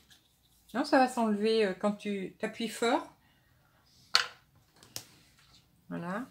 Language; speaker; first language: French; native; French